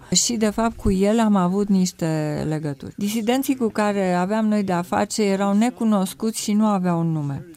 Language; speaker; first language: Romanian; non-native, fluent; German